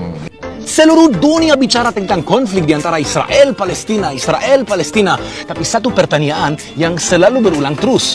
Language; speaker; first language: Indonesian; non-native, fluent; Hebrew